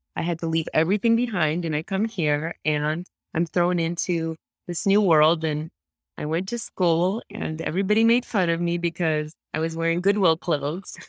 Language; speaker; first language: English; early bilingual, other home language; Russian